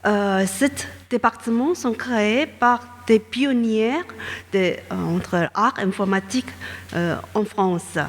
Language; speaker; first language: French; non-native, fluent; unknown